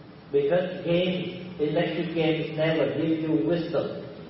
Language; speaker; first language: English; early bilingual, other home language; Vietnamese